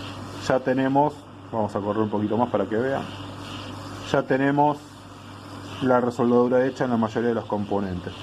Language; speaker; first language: Spanish; native; Spanish